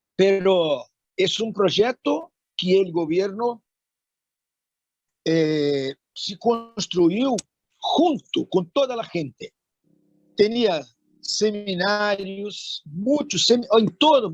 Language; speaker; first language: Spanish; non-native, fluent; Portuguese